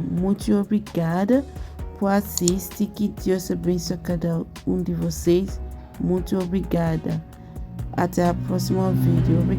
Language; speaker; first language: Portuguese; non-native, learner; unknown